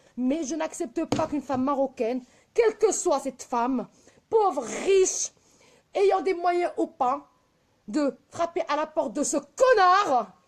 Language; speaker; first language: French; non-native, local second language; Arabic